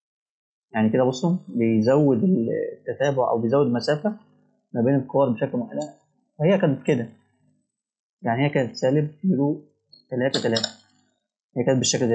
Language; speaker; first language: Arabic; native; Arabic